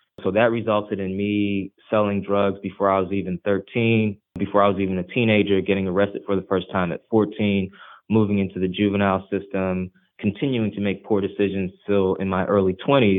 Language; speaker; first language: English; early bilingual, other home language; Haitian Creole